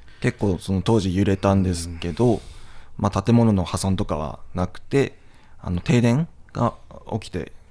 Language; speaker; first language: Japanese; native; Japanese